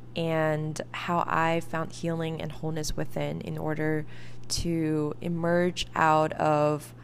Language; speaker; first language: English; early bilingual, other home language; Chinese